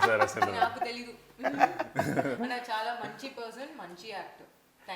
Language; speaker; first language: Telugu; non-native, learner; Tamil